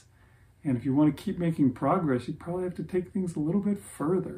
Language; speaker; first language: English; native; English